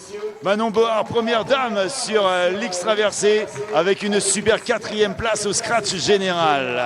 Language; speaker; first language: French; native; French